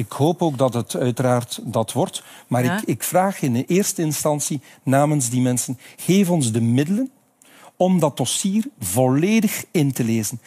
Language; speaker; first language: Dutch; native; Dutch